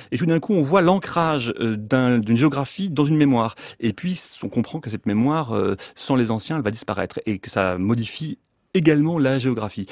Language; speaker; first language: French; native; French